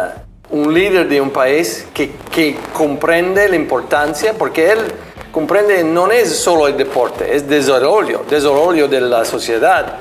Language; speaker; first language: Spanish; non-native, fluent; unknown